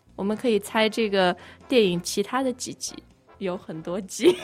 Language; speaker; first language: Chinese; native; Chinese